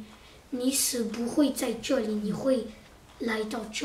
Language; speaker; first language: Chinese; early bilingual, heritage; Chinese